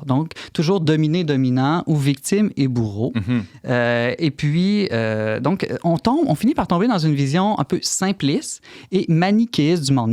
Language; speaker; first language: French; native; French